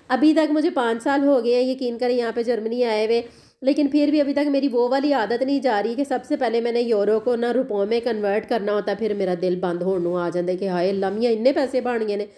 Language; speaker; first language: Urdu; non-native, local second language; Punjabi